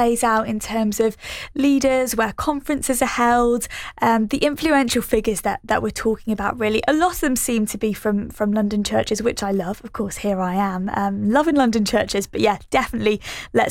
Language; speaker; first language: English; native; English